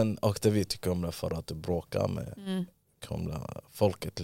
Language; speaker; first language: Swedish; early bilingual, other home language; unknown